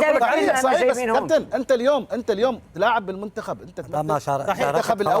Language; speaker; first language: Arabic; native; Arabic